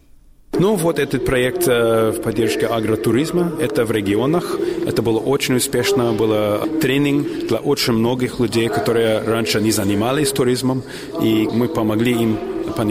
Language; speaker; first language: Russian; non-native, fluent; English